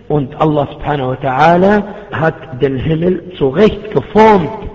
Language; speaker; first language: German; non-native, fluent; Arabic